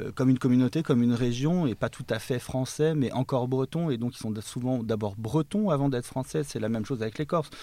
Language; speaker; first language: French; native; French